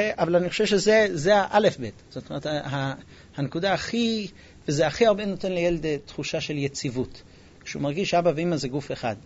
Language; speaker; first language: Hebrew; non-native, fluent; English